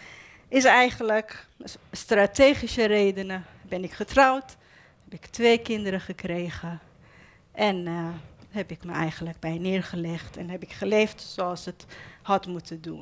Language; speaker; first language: Dutch; non-native, fluent; Persian